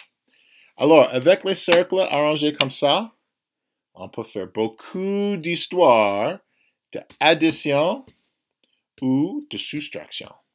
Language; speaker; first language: French; non-native, fluent; English